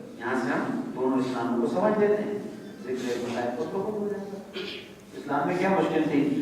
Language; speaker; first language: Urdu; non-native, local second language; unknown